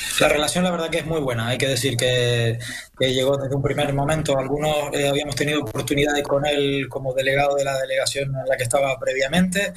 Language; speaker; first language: Spanish; native; Spanish